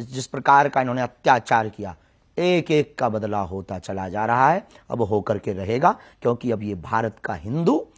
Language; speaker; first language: Hindi; native; Hindi